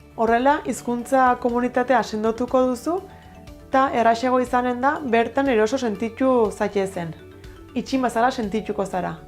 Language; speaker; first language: Basque; native; Basque